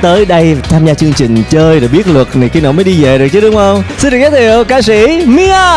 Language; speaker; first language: Vietnamese; native; Vietnamese